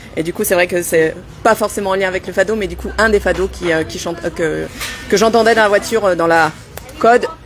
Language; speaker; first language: French; native; French